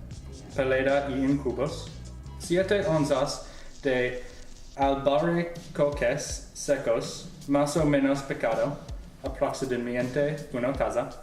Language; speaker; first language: Spanish; non-native, learner; English